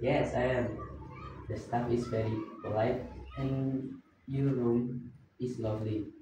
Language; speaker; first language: English; non-native, learner; Indonesian